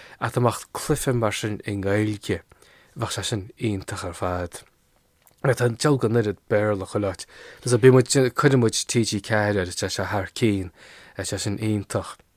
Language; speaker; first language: Irish; non-native, local second language; English